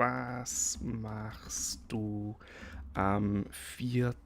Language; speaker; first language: German; non-native, fluent; English